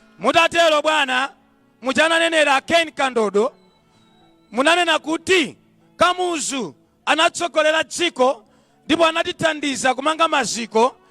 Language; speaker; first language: Nyanja; native; Nyanja